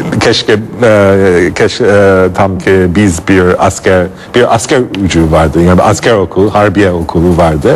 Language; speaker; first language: Turkish; non-native, fluent; English